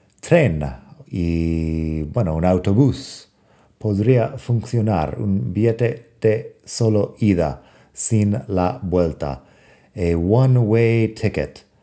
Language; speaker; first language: Spanish; non-native, fluent; English